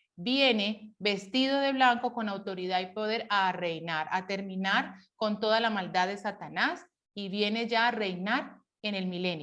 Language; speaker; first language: Spanish; native; Spanish